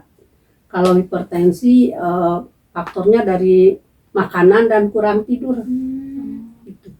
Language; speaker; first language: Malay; non-native, local second language; Sundanese